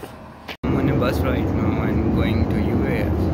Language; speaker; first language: English; non-native, learner; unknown